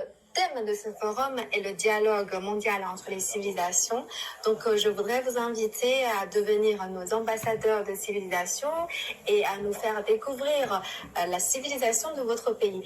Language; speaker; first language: French; non-native, fluent; Chinese